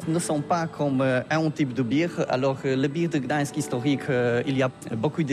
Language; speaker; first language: French; non-native, learner; Polish